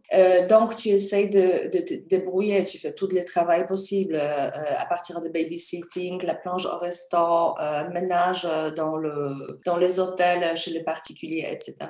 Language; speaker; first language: French; non-native, fluent; Polish